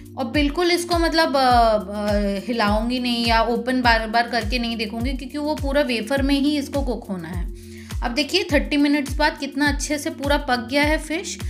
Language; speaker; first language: Hindi; non-native, local second language; Bangla